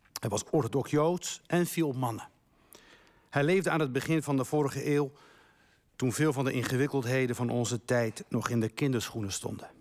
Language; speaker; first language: Dutch; early bilingual, other home language; Riffian